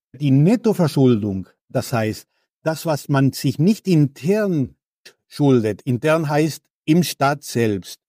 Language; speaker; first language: German; non-native, fluent; Spanish